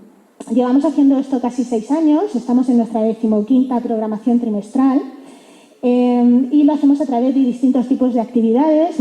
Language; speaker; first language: Spanish; native; Spanish